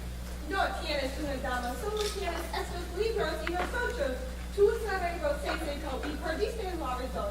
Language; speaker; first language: Spanish; non-native, learner; English